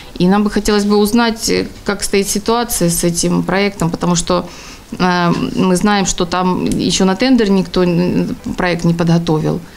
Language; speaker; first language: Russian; native; Russian